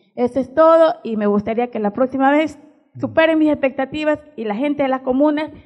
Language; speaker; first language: Spanish; native; Spanish